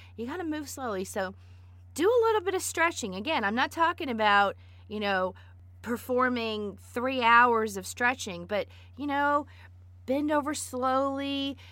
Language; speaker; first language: English; native; English